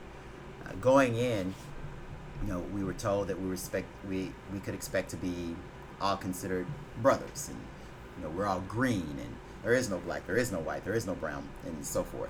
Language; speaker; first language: English; native; English